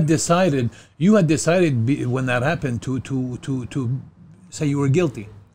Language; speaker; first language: English; non-native, fluent; French